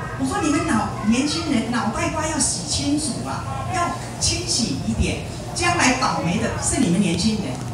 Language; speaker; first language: Chinese; non-native, local second language; Hakka Chinese